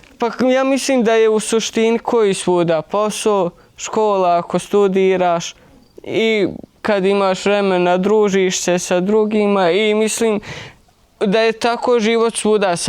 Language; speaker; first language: Bosnian; early bilingual, heritage; Bosnian